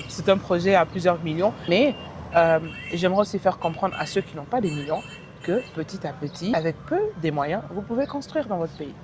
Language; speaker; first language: French; early bilingual, heritage; French